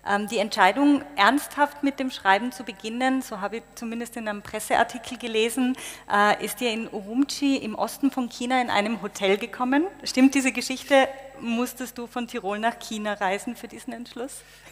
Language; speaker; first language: German; native; German